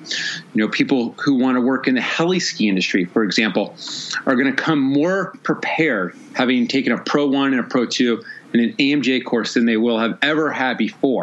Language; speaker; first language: English; native; English